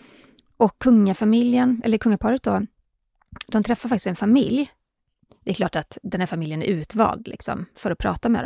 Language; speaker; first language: Swedish; native; Swedish